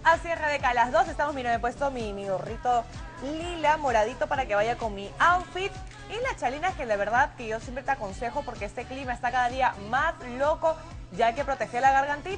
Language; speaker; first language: Spanish; native; Spanish